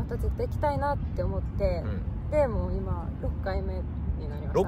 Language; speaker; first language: Japanese; non-native, fluent; Polish